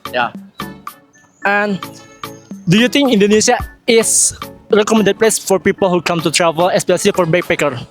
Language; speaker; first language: English; non-native, fluent; Indonesian